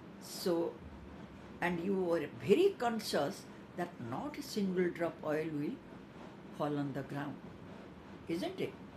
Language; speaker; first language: English; non-native, local second language; Odia